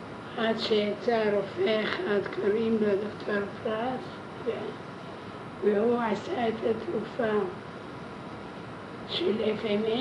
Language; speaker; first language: Hebrew; non-native, fluent; Arabic